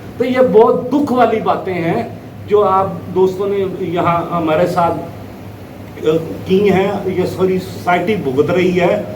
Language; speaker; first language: Urdu; non-native, local second language; Punjabi